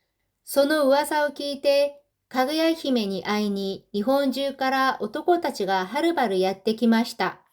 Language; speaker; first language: Japanese; non-native, fluent; Korean